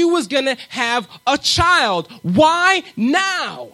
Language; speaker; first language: English; native; English